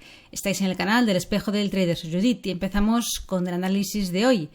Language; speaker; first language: Spanish; native; Spanish